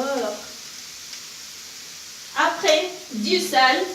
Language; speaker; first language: French; non-native, learner; Spanish